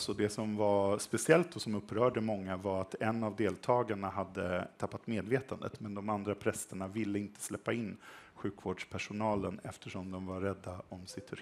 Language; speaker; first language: Swedish; native; Swedish